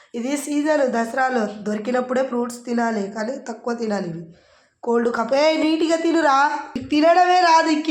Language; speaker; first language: Telugu; native; Telugu